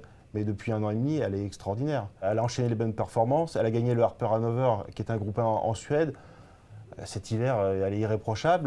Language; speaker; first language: French; native; French